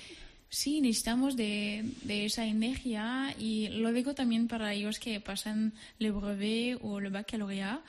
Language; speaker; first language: Spanish; non-native, learner; French